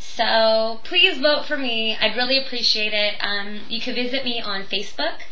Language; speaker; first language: English; native; English